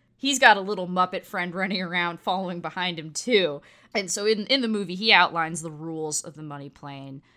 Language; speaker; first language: English; native; English